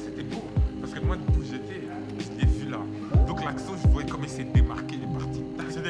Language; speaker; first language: French; native; French